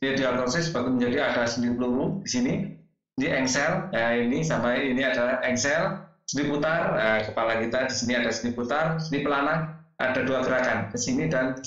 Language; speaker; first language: Indonesian; native; Indonesian